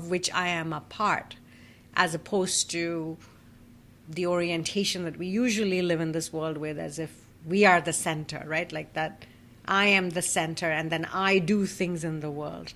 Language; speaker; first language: English; non-native, local second language; Bangla